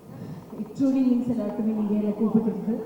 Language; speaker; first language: Tamil; non-native, learner; Malayalam